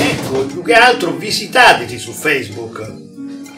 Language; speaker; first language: Italian; native; Italian